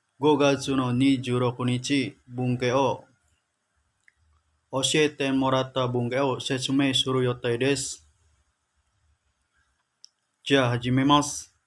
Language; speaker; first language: Japanese; non-native, learner; Indonesian